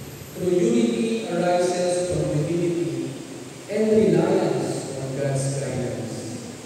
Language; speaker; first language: English; non-native, local second language; Filipino